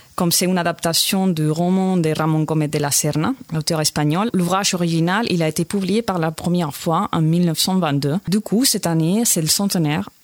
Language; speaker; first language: French; non-native, fluent; Spanish